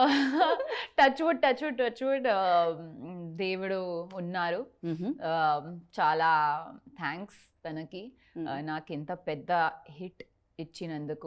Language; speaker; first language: Telugu; non-native, learner; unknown